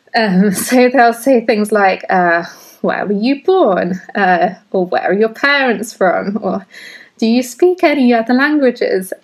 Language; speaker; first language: English; early bilingual, other home language; Hindi